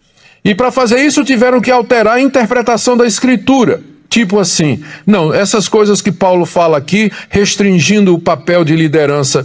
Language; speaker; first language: Portuguese; native; Portuguese